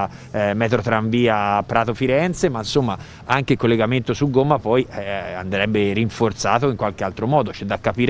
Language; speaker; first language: Italian; native; Italian